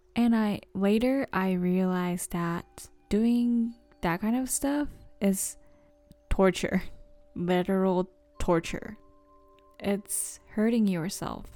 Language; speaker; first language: English; non-native, fluent; Japanese